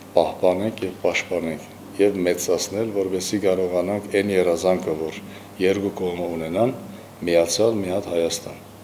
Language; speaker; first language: Armenian; early bilingual, heritage; Armenian